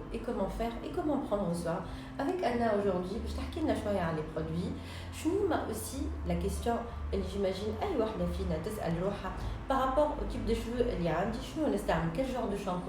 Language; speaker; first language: French; non-native, local second language; Arabic